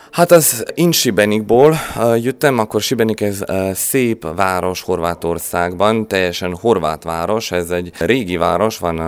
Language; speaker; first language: Hungarian; non-native, learner; Croatian